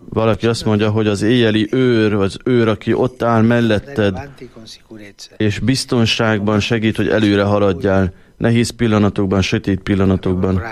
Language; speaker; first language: Hungarian; native; Hungarian